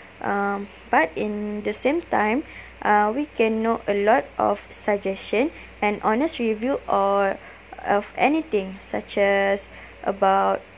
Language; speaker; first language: English; non-native, learner; Malay